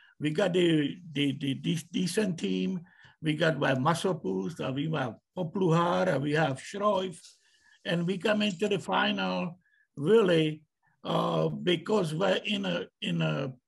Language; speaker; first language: English; non-native, learner; Czech